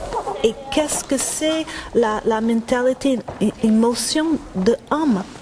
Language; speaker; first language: French; non-native, learner; English